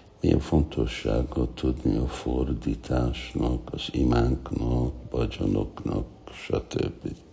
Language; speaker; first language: Hungarian; non-native, learner; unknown